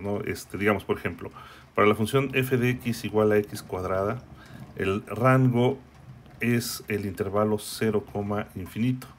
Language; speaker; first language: Spanish; native; Spanish